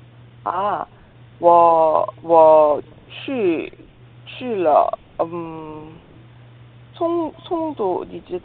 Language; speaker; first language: Chinese; non-native, learner; Korean